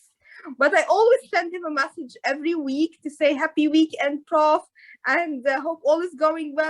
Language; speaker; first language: English; non-native, fluent; Arabic